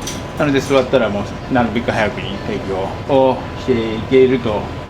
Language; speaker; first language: Japanese; native; Japanese